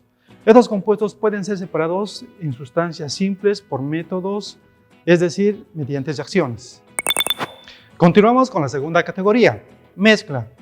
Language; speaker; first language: Spanish; native; Spanish